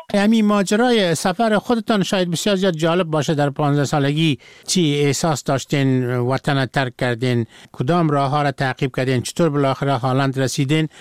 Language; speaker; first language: Persian; native; Persian